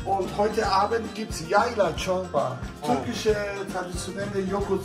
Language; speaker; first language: German; non-native, local second language; Turkish